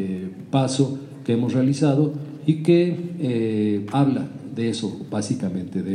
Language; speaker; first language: Spanish; native; Spanish